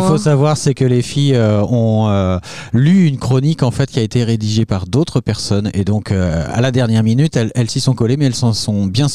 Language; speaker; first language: French; native; French